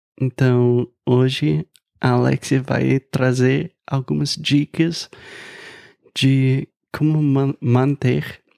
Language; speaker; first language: Portuguese; non-native, fluent; English